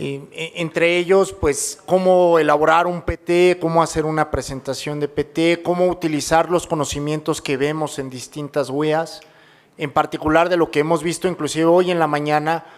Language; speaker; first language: Spanish; native; Spanish